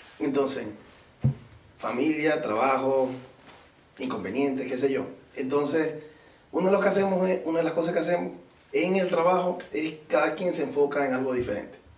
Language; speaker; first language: Spanish; native; Spanish